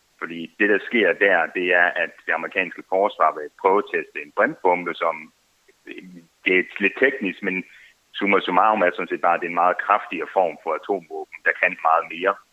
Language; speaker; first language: Danish; native; Danish